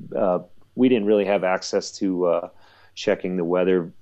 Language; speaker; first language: English; native; English